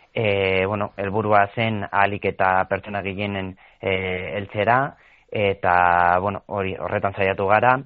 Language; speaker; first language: Basque; non-native, local second language; Spanish